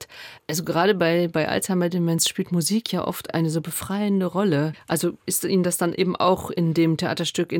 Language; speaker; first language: German; native; German